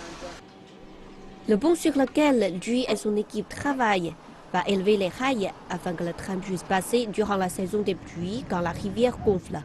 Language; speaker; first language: French; non-native, fluent; Chinese